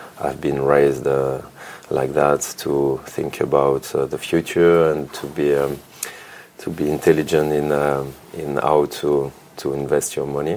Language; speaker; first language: English; non-native, fluent; French